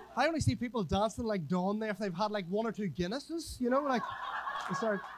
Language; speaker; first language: English; native; English